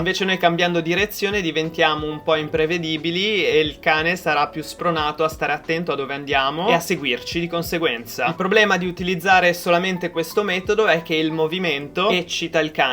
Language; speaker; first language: Italian; native; Italian